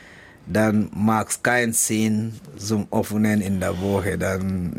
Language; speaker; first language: German; non-native, learner; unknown